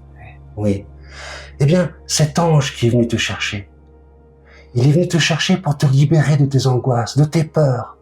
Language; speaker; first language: French; native; French